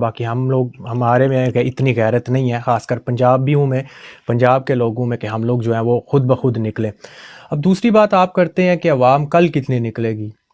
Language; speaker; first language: Urdu; non-native, local second language; Punjabi